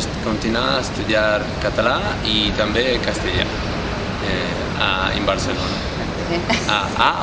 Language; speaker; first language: Catalan; non-native, learner; Italian